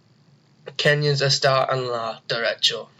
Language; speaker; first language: Spanish; non-native, learner; English